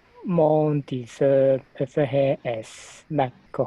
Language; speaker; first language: French; non-native, learner; Cantonese